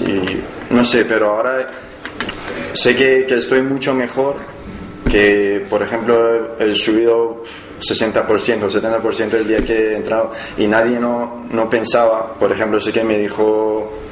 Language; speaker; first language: Spanish; non-native, learner; Persian